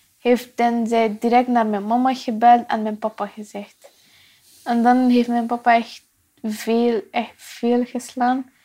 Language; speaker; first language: Dutch; non-native, fluent; Persian